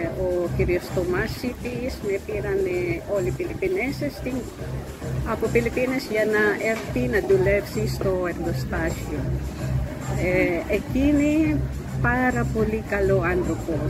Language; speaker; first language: Greek; non-native, learner; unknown